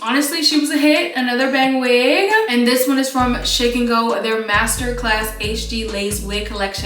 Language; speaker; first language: English; native; English